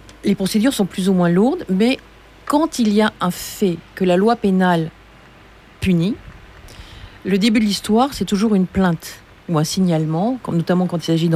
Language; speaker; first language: French; native; French